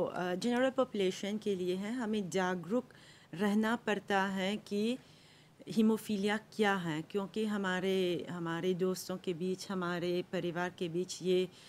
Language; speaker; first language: Hindi; non-native, local second language; Morisyen